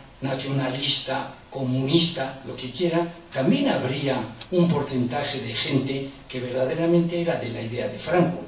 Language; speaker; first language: Spanish; native; Spanish